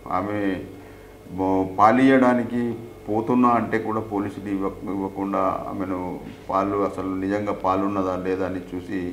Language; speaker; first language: Telugu; non-native, local second language; Gondi